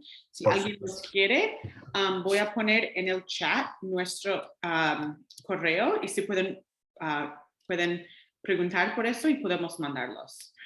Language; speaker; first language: Spanish; non-native, fluent; English